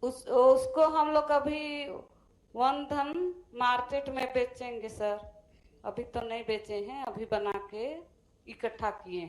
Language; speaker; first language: Hindi; non-native, local second language; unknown